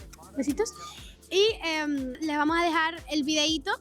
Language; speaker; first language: Spanish; native; Spanish